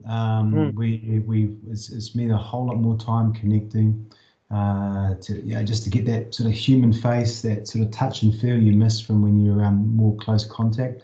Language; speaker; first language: English; native; English